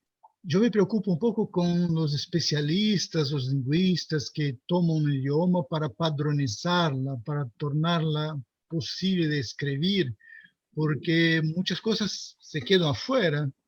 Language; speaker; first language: Spanish; non-native, fluent; Portuguese